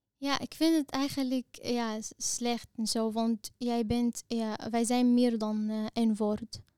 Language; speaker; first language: Dutch; non-native, fluent; Arabic